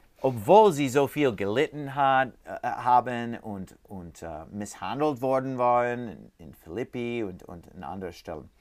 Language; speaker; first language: German; non-native, learner; English